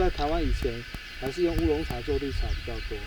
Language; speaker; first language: Chinese; native; Chinese